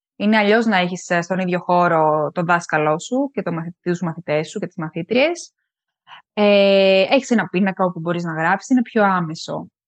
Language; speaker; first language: Greek; native; Greek